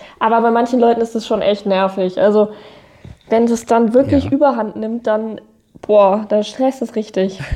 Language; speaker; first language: German; native; German